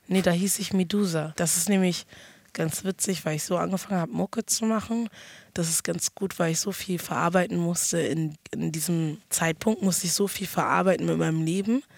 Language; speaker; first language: German; early bilingual, other home language; Akan